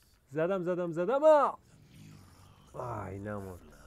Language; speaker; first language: Persian; non-native, local second language; Azerbaijani